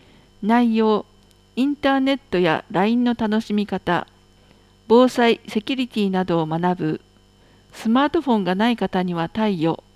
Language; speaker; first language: Japanese; native; Japanese